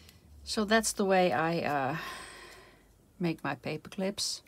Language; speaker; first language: English; non-native, fluent; Dutch